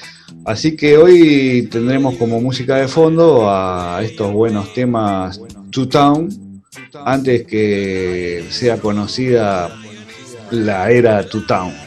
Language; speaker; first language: Spanish; native; Spanish